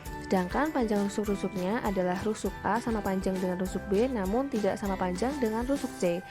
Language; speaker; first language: Indonesian; native; Indonesian